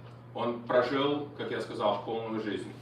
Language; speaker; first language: Russian; early bilingual, heritage; Russian